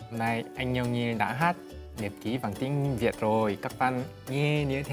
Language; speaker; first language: Vietnamese; non-native, fluent; Korean